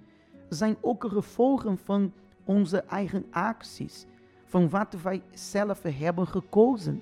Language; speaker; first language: Dutch; non-native, fluent; Portuguese